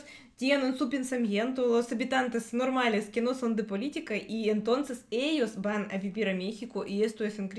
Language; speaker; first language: Spanish; non-native, fluent; Russian